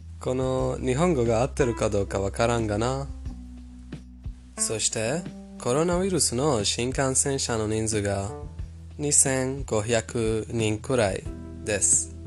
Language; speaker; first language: Japanese; non-native, fluent; Persian